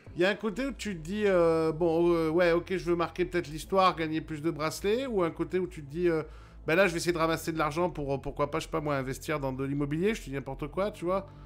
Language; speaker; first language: French; native; French